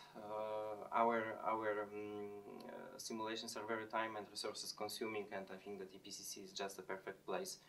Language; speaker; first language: English; non-native, fluent; Polish